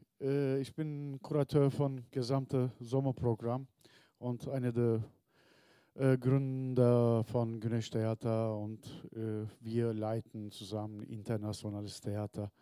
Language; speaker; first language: German; non-native, learner; Turkish